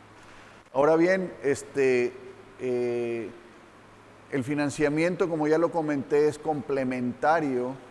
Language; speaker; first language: Spanish; native; Spanish